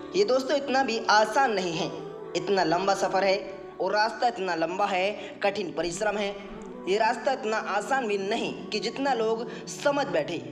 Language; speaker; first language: Hindi; native; Hindi